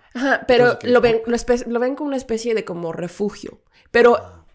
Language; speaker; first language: Spanish; non-native, fluent; Korean